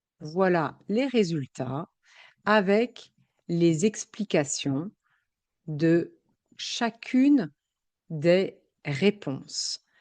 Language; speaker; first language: French; native; French